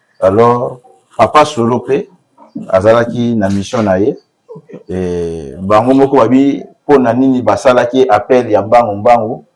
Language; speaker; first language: Lingala; non-native, local second language; Kongo